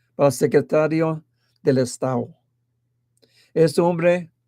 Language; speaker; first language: Spanish; early bilingual, heritage; Spanish